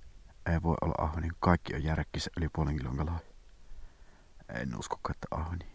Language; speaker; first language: Finnish; native; Finnish